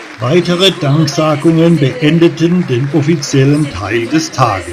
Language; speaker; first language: German; native; German